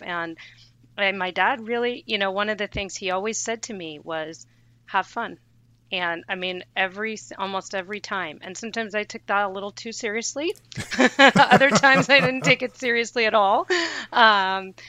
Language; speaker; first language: English; native; English